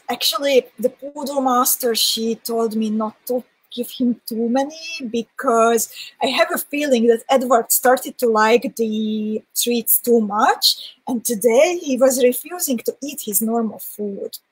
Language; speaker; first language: English; non-native, fluent; Hungarian